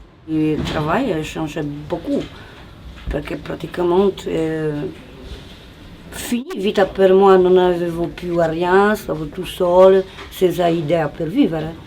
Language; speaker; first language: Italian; non-native, learner; Polish